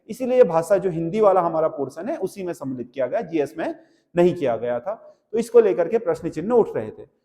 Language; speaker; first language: Hindi; native; Hindi